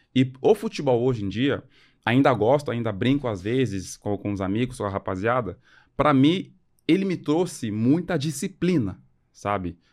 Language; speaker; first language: Portuguese; early bilingual, other home language; French